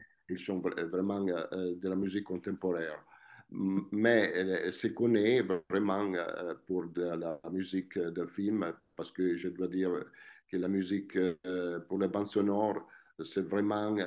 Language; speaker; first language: French; non-native, fluent; Italian